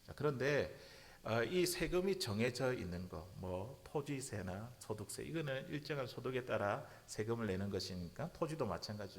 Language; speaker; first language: Korean; native; Korean